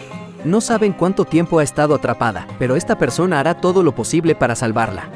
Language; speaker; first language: Spanish; native; Spanish